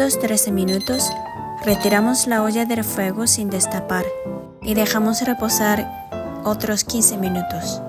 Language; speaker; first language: Spanish; non-native, fluent; Japanese